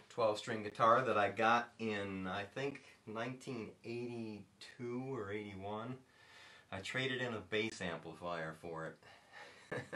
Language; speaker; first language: English; native; English